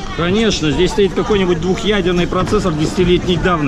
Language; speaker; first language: Russian; native; Russian